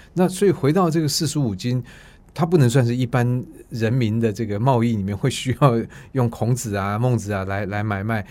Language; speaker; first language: Chinese; native; Chinese